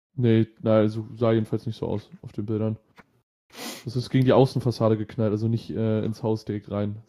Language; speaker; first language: German; native; German